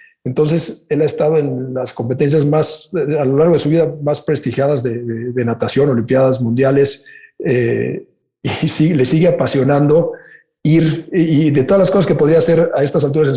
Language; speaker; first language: Spanish; native; Spanish